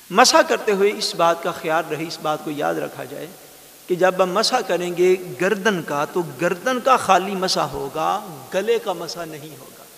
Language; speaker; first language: Urdu; non-native, local second language; Punjabi